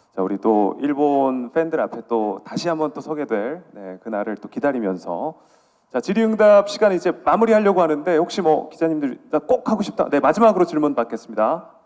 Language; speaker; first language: Korean; native; Korean